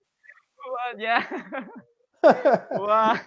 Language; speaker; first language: English; non-native, learner; Vietnamese